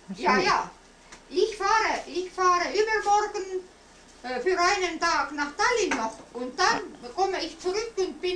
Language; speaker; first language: German; non-native, learner; Estonian